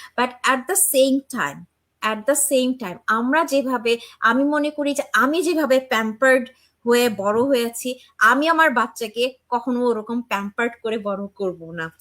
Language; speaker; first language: Bangla; early bilingual, heritage; Bangla